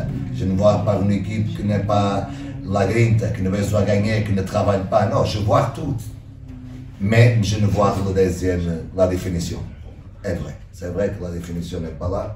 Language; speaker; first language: French; non-native, learner; Portuguese